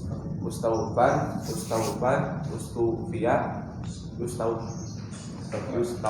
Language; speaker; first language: Arabic; non-native, learner; Indonesian